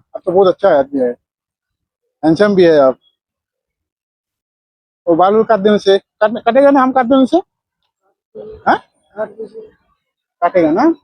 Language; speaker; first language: Hindi; non-native, local second language; Assamese